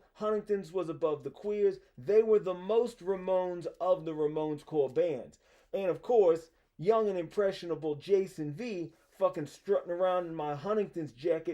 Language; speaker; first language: English; native; English